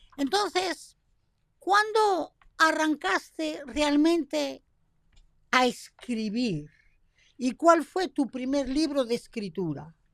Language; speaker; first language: Spanish; non-native, fluent; French